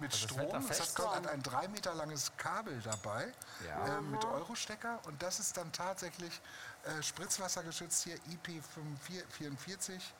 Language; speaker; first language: German; native; German